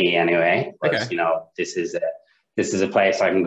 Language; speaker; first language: English; native; English